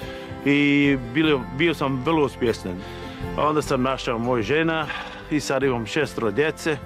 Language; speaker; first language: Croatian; non-native, fluent; English